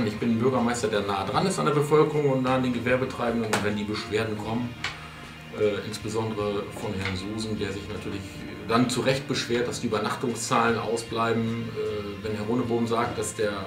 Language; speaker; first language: German; native; German